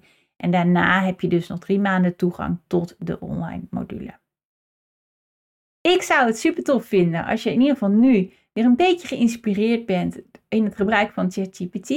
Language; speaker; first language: Dutch; native; Dutch